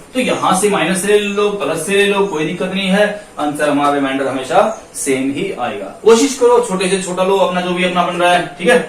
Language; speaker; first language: Hindi; native; Hindi